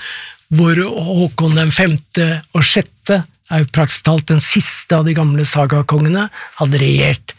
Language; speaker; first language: Norwegian; native; Norwegian